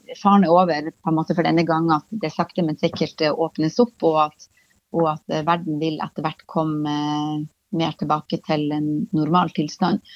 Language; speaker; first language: Norwegian; native; Norwegian